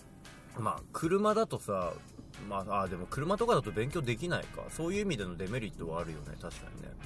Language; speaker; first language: Japanese; native; Japanese